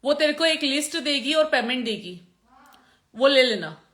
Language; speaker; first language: Hindi; non-native, local second language; Gujarati